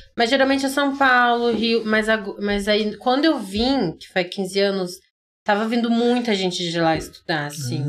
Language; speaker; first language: Portuguese; native; Portuguese